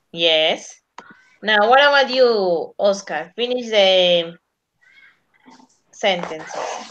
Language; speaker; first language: English; non-native, learner; Spanish